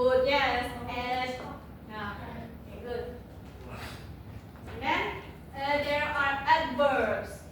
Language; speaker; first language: English; non-native, learner; Indonesian